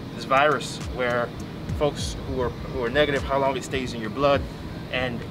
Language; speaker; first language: English; native; English